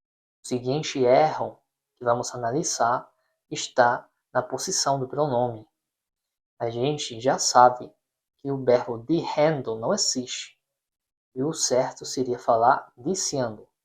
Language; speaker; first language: Portuguese; non-native, fluent; Spanish